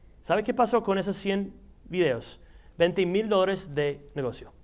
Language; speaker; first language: Spanish; non-native, fluent; English